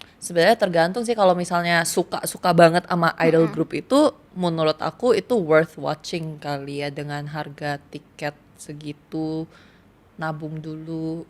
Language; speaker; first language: Indonesian; early bilingual, other home language; Korean